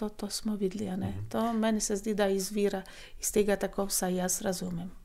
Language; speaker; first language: Slovenian; non-native, fluent; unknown